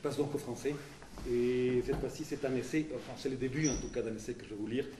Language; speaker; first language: French; non-native, fluent; Spanish